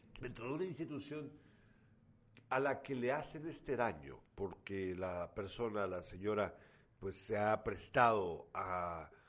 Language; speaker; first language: Spanish; native; Spanish